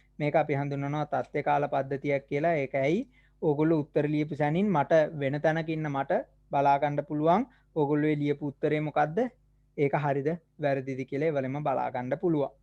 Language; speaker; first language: Sinhala; native; Sinhala